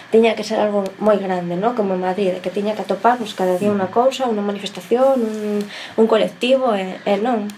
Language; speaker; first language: Galician; non-native, local second language; Spanish